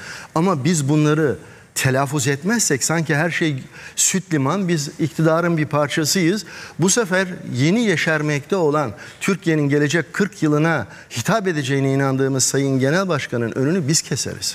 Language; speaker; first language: Turkish; native; Turkish